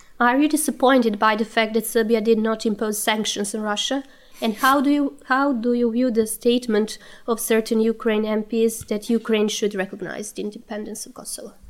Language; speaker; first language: English; non-native, fluent; Serbian